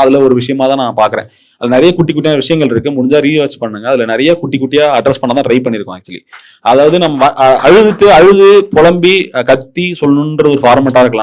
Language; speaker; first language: Tamil; native; Tamil